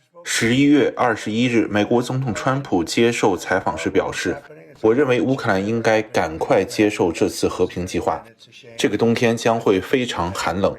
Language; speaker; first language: Chinese; native; Chinese